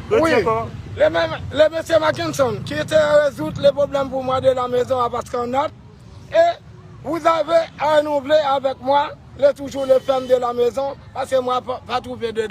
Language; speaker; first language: French; non-native, learner; Haitian Creole